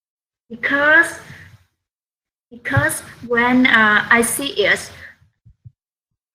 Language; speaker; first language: English; non-native, learner; Vietnamese